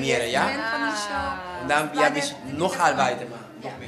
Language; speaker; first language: German; non-native, learner; Spanish